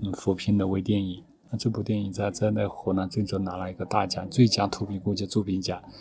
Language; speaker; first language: Chinese; non-native, local second language; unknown